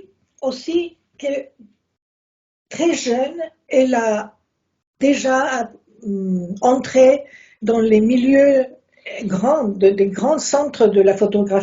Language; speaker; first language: French; non-native, fluent; Spanish